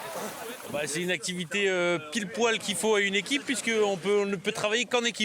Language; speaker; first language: French; native; French